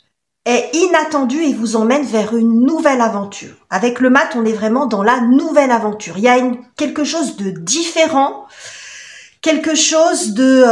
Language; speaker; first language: French; native; French